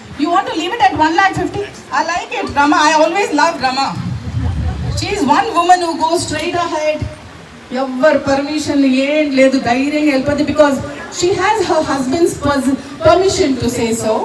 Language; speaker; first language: English; non-native, local second language; Telugu